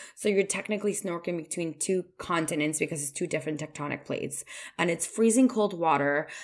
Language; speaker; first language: English; non-native, fluent; Spanish